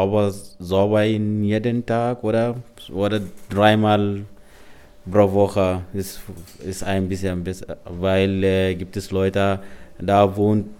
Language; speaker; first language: German; non-native, learner; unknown